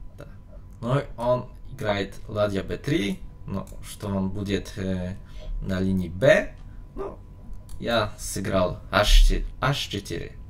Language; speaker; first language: Russian; non-native, learner; Polish